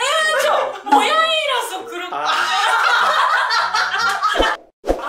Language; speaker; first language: Korean; non-native, learner; Japanese